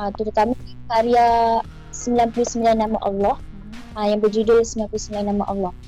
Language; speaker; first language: Malay; native; Malay